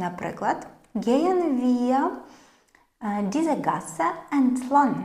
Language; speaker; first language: German; non-native, fluent; Ukrainian